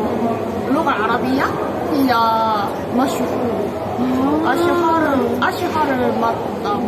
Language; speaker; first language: Arabic; non-native, learner; Korean